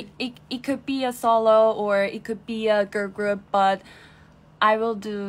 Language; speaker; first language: English; non-native, learner; Chinese